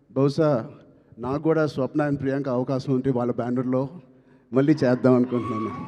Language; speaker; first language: Telugu; native; Telugu